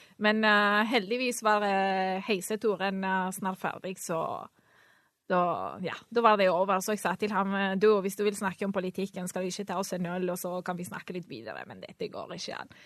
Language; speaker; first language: Norwegian; non-native, fluent; Spanish